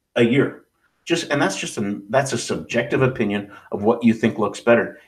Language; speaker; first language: English; native; English